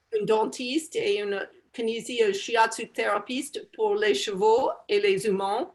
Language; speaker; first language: French; non-native, learner; English